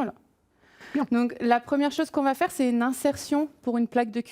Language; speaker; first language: French; native; French